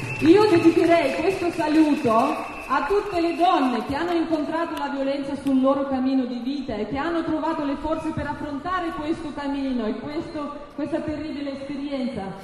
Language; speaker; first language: Italian; non-native, fluent; Russian